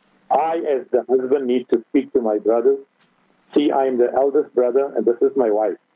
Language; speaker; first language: English; native; English